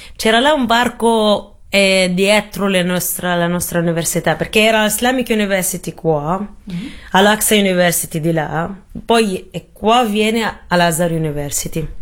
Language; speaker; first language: Italian; non-native, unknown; Arabic